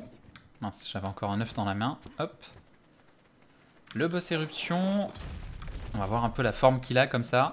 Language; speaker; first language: French; native; French